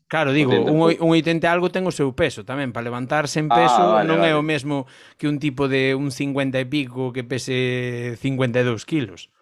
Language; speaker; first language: Galician; non-native, local second language; Spanish